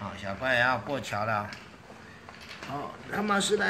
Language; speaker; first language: Chinese; native; Chinese